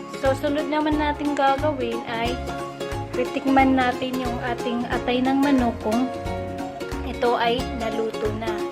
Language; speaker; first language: Filipino; non-native, local second language; Maranao